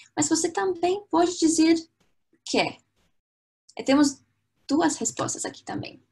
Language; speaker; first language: Portuguese; non-native, fluent; English